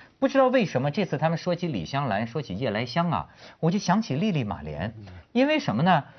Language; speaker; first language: Chinese; native; Chinese